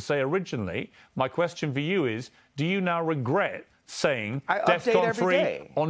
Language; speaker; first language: English; native; English